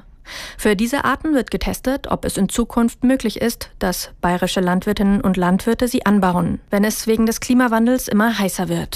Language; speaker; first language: German; native; German